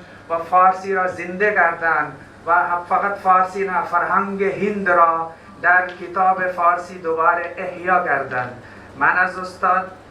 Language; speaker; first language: Persian; non-native, fluent; Hindi